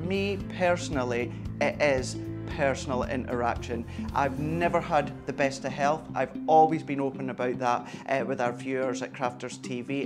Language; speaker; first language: English; native; English